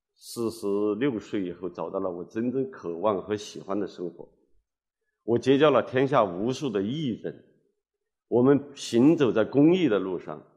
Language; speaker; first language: Chinese; native; Chinese